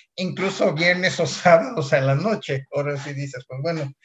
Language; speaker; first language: Spanish; native; Spanish